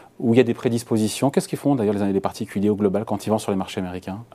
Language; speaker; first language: French; native; French